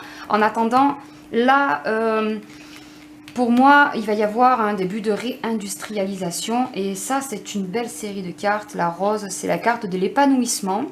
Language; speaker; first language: French; native; French